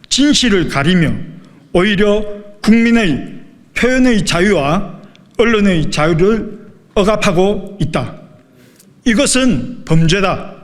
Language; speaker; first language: Korean; native; Korean